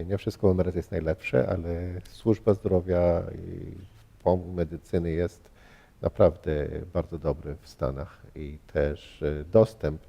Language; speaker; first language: Polish; early bilingual, heritage; Polish